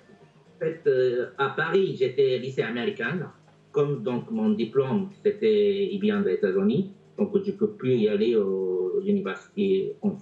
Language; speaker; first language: French; non-native, fluent; Japanese